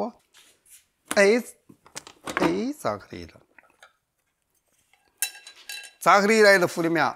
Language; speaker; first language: Russian; non-native, learner; Chinese